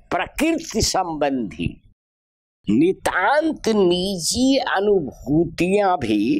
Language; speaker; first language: Hindi; native; Hindi